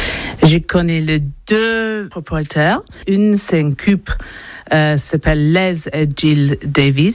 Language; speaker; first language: French; non-native, learner; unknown